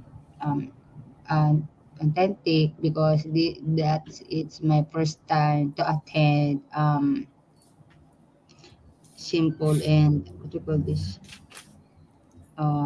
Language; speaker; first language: English; non-native, learner; Filipino